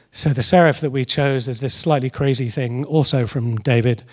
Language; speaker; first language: English; native; English